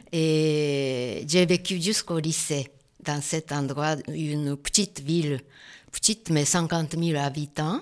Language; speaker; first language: French; non-native, fluent; Japanese